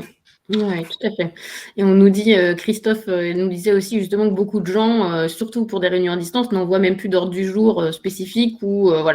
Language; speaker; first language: French; native; French